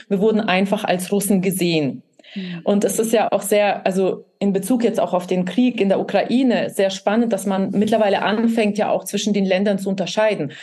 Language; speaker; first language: German; early bilingual, other home language; Russian